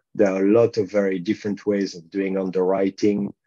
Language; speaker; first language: English; non-native, fluent; French